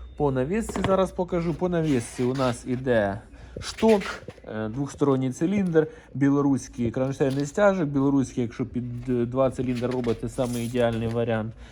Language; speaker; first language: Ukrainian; native; Ukrainian